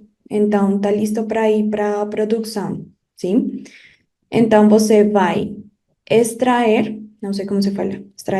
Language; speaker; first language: Portuguese; non-native, fluent; Spanish